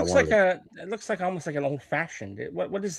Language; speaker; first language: English; native; English